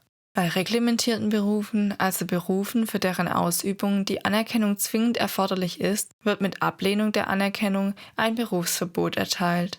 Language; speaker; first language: German; native; German